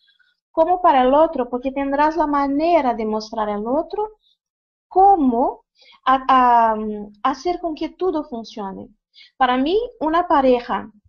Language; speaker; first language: Spanish; non-native, fluent; Portuguese